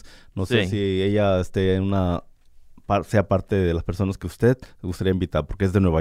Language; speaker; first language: Spanish; native; Spanish